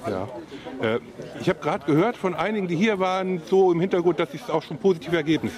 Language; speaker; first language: German; native; German